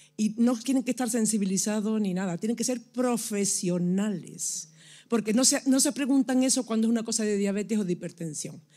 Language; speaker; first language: Spanish; native; Spanish